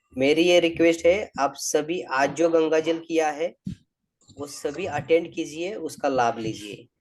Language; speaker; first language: Hindi; non-native, local second language; Marathi